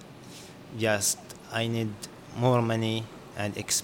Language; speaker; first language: English; non-native, learner; Arabic